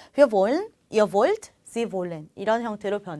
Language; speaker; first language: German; non-native, fluent; Korean